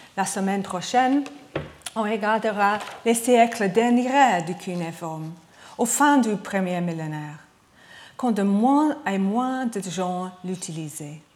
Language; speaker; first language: French; non-native, learner; English